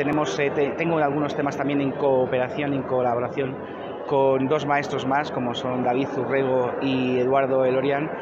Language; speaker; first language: Spanish; native; Spanish